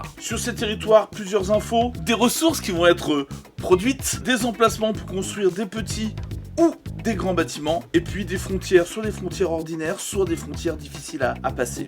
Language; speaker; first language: French; native; French